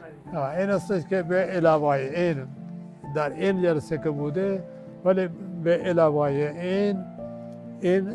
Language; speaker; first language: Persian; non-native, fluent; Urdu